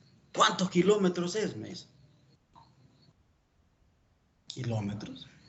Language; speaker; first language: Spanish; native; Spanish